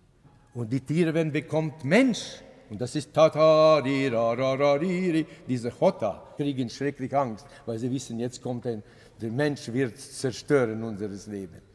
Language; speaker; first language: German; non-native, fluent; Latvian